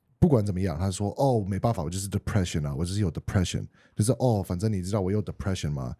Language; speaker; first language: Chinese; non-native, fluent; English